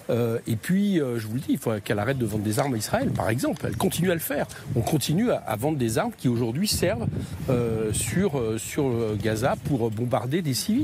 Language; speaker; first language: French; native; French